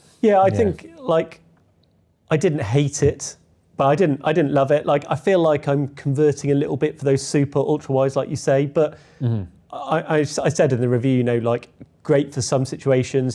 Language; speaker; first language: English; native; English